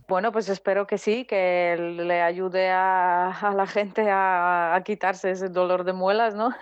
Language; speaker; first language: Spanish; non-native, fluent; Polish